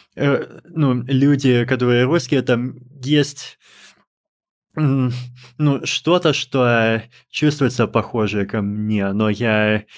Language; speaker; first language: Russian; early bilingual, heritage; Russian